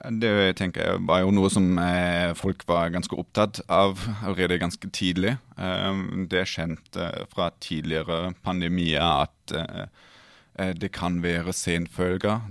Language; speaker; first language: Norwegian; non-native, fluent; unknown